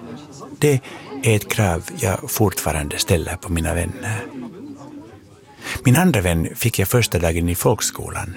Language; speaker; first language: Swedish; native; Swedish